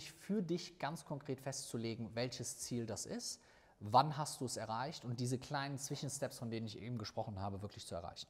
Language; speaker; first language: German; native; German